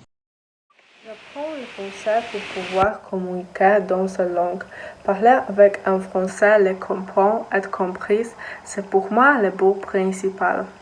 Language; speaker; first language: French; non-native, learner; Polish